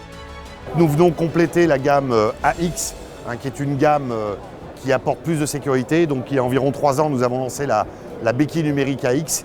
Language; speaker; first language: French; native; French